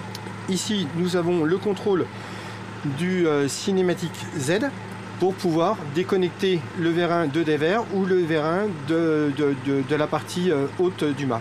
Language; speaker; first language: French; native; French